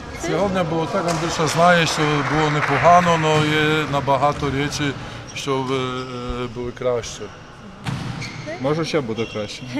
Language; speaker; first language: Ukrainian; non-native, learner; Polish